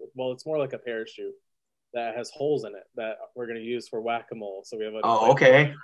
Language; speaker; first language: English; native; English